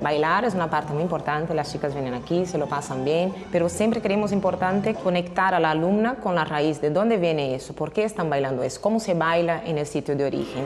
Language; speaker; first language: Spanish; non-native, fluent; Portuguese